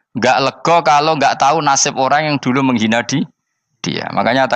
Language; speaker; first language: Malay; non-native, local second language; Javanese